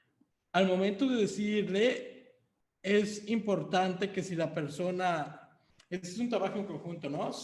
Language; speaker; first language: Spanish; native; Spanish